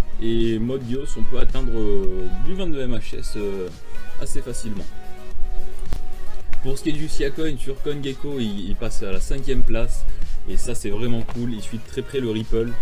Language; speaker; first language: French; native; French